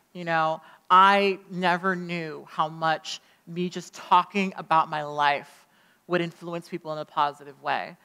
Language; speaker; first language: English; native; English